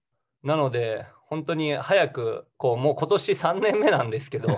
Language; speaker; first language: Japanese; native; Japanese